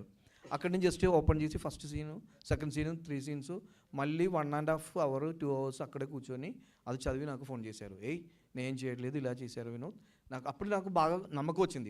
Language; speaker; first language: Telugu; non-native, local second language; Malayalam